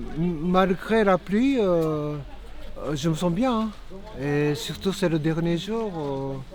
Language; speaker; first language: French; non-native, learner; English